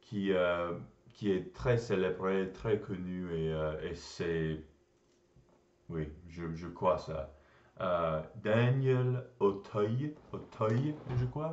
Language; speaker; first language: French; non-native, learner; English